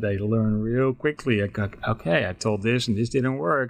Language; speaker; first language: English; non-native, fluent; Dutch